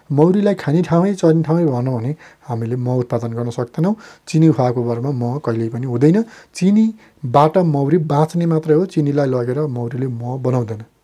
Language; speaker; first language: Nepali; native; Nepali